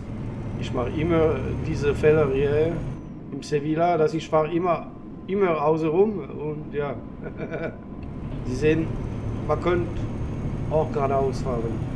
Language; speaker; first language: German; non-native, learner; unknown